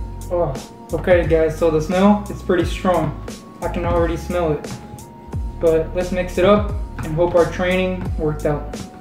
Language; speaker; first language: English; early bilingual, other home language; Spanish